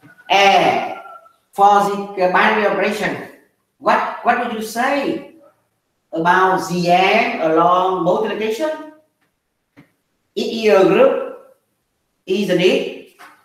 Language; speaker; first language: English; non-native, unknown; Vietnamese